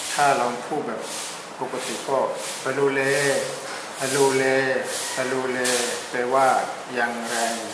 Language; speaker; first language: Thai; non-native, fluent; Burmese